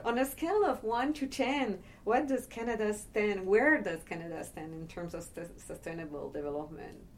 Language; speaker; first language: English; non-native, fluent; French